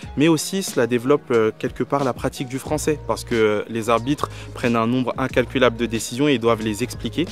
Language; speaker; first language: French; native; French